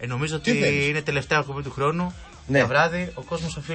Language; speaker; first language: Greek; native; Greek